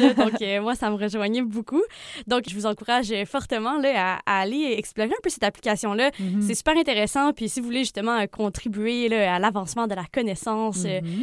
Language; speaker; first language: French; native; French